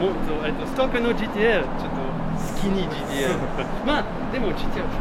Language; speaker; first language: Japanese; non-native, learner; French